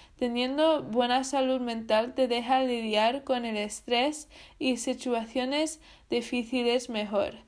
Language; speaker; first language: Spanish; non-native, fluent; English